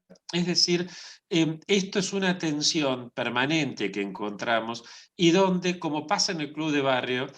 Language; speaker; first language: Spanish; native; Spanish